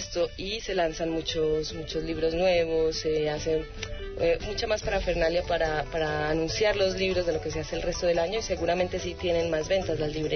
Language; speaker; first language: Spanish; native; Spanish